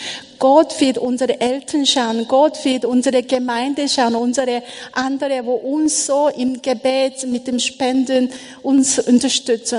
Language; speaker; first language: German; non-native, learner; Korean